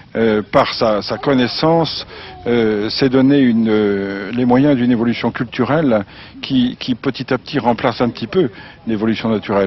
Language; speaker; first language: French; native; French